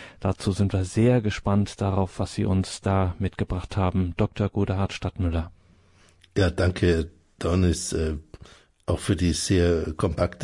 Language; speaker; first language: German; native; German